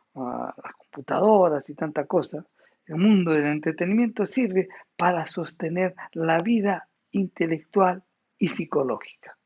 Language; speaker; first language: Spanish; native; Spanish